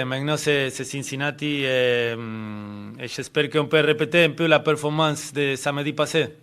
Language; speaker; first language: French; non-native, fluent; Spanish